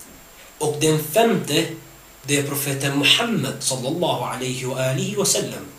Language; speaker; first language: Swedish; early bilingual, other home language; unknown